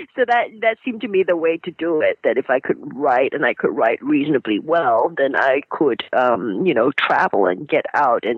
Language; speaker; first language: English; non-native, local second language; Cantonese